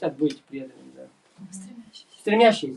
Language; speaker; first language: Russian; native; Russian